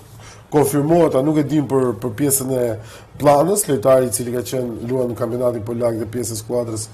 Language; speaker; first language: Albanian; native; Albanian